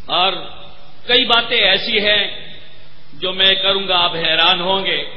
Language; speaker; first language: Urdu; non-native, fluent; Persian